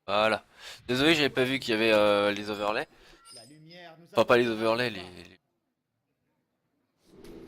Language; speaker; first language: French; native; French